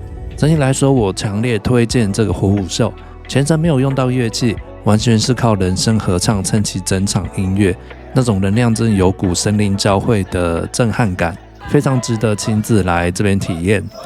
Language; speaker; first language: Chinese; native; Chinese